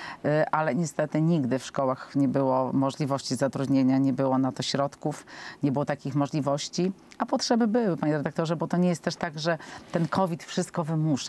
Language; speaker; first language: Polish; native; Polish